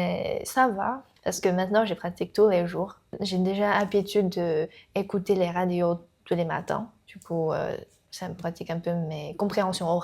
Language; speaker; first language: French; non-native, learner; Chinese